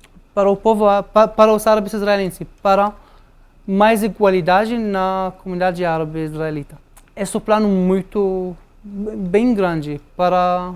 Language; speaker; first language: Portuguese; non-native, learner; Arabic